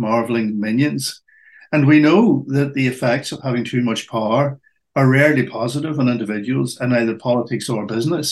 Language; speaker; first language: English; native; English